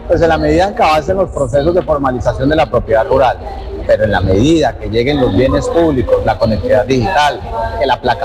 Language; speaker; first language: Spanish; native; Spanish